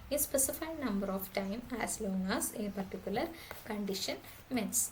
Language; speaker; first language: English; non-native, local second language; Malayalam